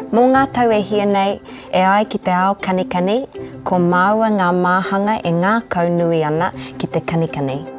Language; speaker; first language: Māori; non-native, local second language; English